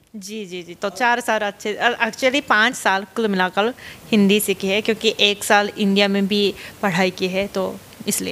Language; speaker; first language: Hindi; non-native, fluent; Japanese